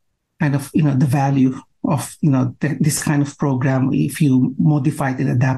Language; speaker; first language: English; non-native, local second language; Filipino